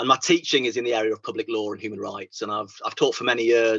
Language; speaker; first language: English; native; English